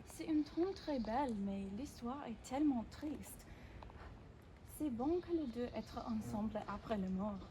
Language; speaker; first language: French; non-native, learner; English